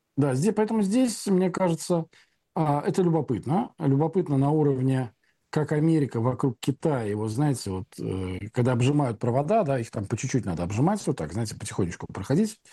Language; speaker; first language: Russian; native; Russian